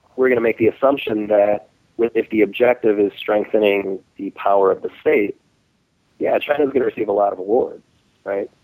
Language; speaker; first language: English; early bilingual, other home language; Hindi